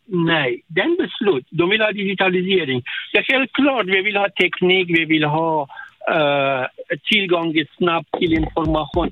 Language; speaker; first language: Swedish; non-native, learner; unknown